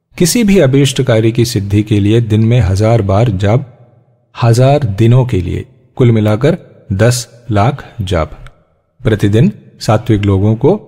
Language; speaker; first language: Hindi; native; Hindi